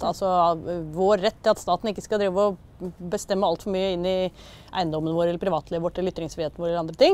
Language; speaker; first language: Norwegian; native; Norwegian